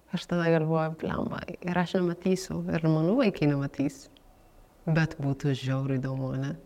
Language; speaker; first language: Lithuanian; non-native, fluent; Amharic